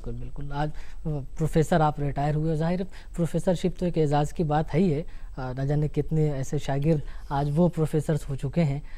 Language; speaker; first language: Urdu; native; Urdu